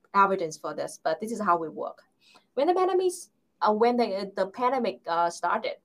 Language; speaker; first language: English; non-native, fluent; Vietnamese